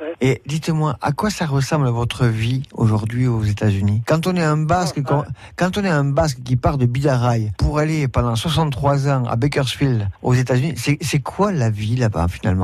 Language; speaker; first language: French; native; French